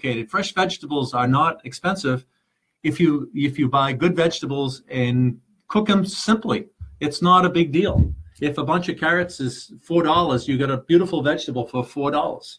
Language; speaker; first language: English; native; English